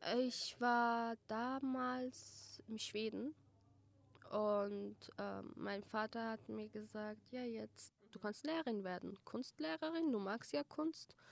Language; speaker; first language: German; early bilingual, other home language; Kurdish